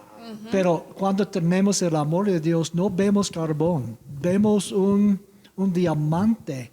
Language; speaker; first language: Spanish; non-native, learner; English